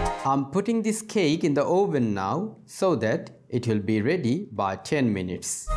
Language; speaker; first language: English; non-native, local second language; Bangla